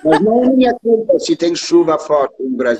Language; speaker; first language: Portuguese; non-native, learner; French